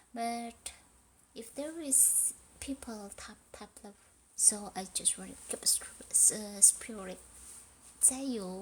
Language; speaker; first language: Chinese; non-native, learner; Indonesian